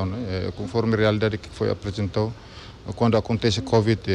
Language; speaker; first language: Portuguese; non-native, local second language; Tetum